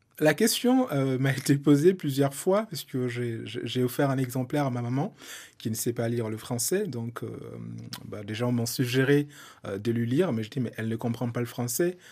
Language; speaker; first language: French; non-native, local second language; Soninke